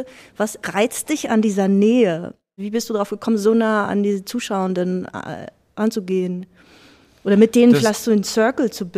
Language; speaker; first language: German; native; German